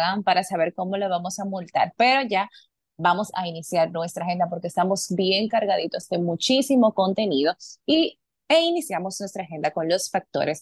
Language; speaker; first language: Spanish; native; Spanish